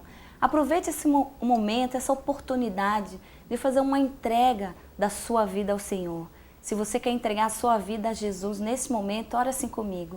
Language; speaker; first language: Portuguese; native; Portuguese